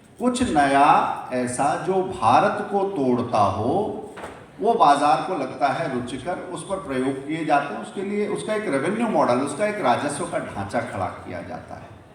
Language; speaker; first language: Hindi; native; Hindi